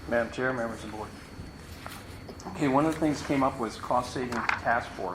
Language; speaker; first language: English; native; English